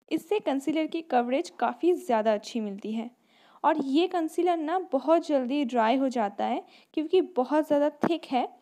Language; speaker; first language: Hindi; non-native, local second language; Bangla